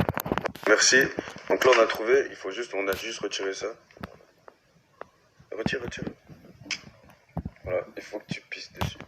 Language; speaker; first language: French; native; French